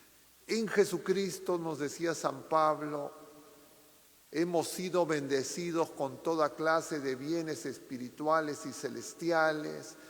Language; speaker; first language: Spanish; native; Spanish